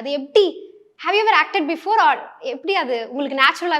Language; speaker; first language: Tamil; native; Tamil